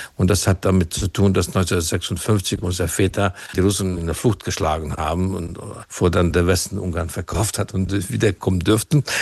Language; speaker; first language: German; non-native, fluent; Hungarian